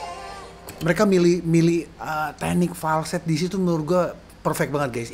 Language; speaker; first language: Indonesian; native; Indonesian